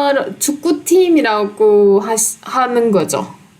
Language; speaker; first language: Korean; non-native, fluent; Turkish